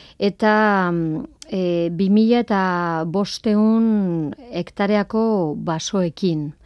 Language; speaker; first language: Basque; non-native, local second language; Spanish